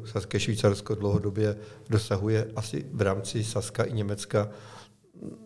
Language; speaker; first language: Czech; non-native, fluent; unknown